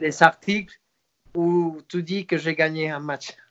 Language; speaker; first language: French; non-native, fluent; Spanish